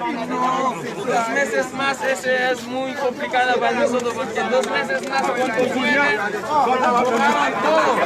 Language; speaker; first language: Spanish; non-native, learner; Haitian Creole